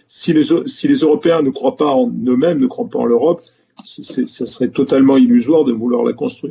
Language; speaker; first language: French; native; French